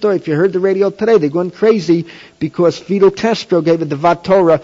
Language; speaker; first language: English; native; English